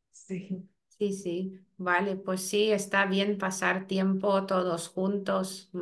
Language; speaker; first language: Spanish; non-native, fluent; Lithuanian